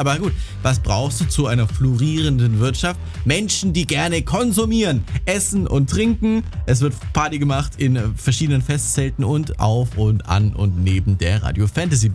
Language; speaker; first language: German; native; German